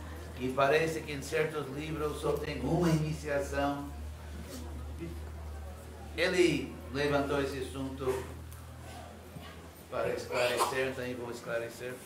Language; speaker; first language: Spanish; non-native, fluent; English